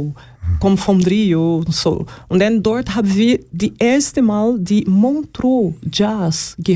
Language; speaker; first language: German; non-native, learner; Portuguese